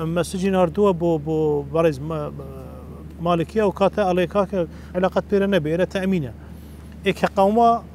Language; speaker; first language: Central Kurdish; non-native, local second language; Kurdish